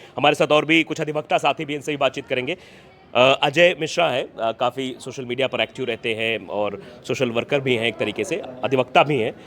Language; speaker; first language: Hindi; native; Hindi